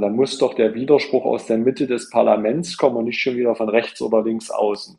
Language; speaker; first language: German; native; German